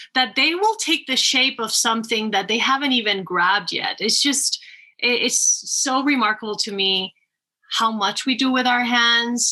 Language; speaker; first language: English; non-native, fluent; Spanish